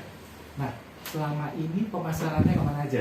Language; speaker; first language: Indonesian; native; Indonesian